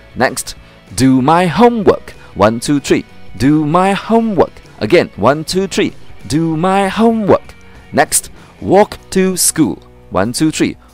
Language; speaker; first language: English; non-native, local second language; Chinese